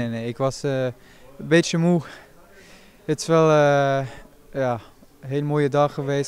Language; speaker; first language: Dutch; non-native, fluent; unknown